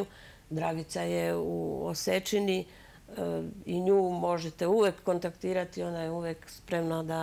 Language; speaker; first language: Serbian; native; Serbian